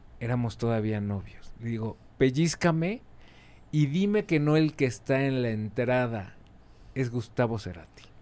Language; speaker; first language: Spanish; native; Spanish